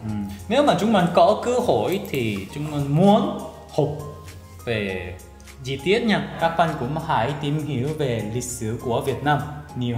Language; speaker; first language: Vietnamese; non-native, fluent; Korean